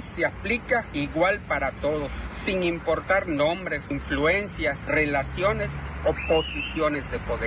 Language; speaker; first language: Spanish; native; Spanish